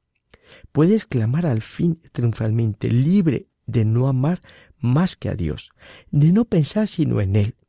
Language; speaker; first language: Spanish; native; Spanish